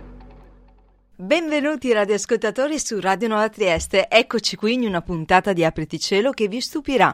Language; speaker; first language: Italian; native; Italian